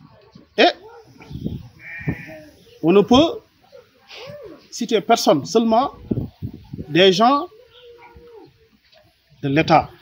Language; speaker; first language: French; non-native, learner; Wolof